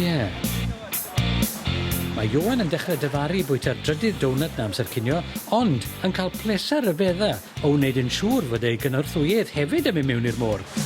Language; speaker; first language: Welsh; native; Welsh